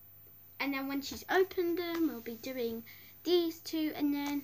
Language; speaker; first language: English; native; English